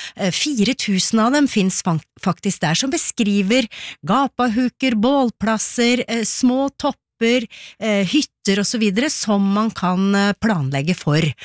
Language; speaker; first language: Norwegian; native; Norwegian